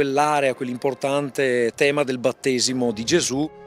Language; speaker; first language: Italian; native; Italian